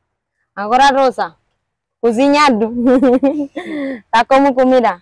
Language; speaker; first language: Portuguese; non-native, learner; Vietnamese